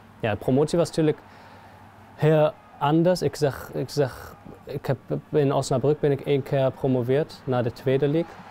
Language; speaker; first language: Dutch; non-native, fluent; German